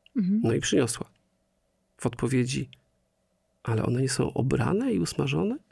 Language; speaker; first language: Polish; native; Polish